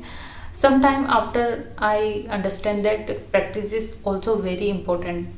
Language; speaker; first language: English; non-native, learner; Hindi